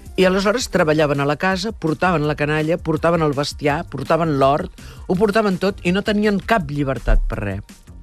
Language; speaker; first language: Catalan; native; Catalan